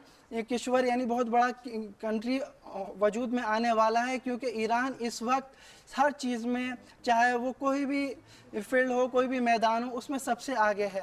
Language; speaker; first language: Urdu; native; Urdu